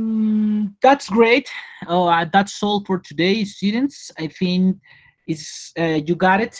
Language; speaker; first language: English; non-native, learner; Spanish